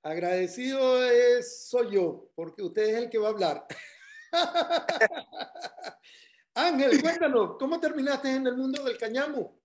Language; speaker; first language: Spanish; native; Spanish